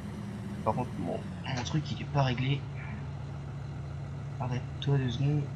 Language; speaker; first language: French; native; French